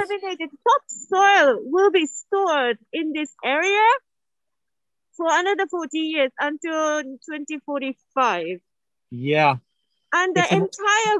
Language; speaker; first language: English; non-native, learner; Japanese